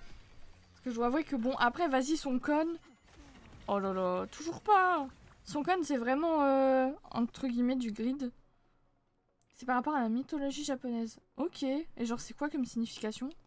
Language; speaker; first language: French; native; French